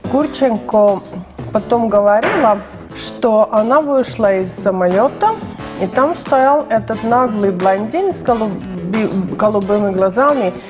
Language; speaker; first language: Russian; non-native, fluent; Estonian